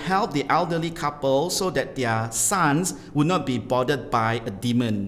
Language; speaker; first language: English; non-native, local second language; Min Nan Chinese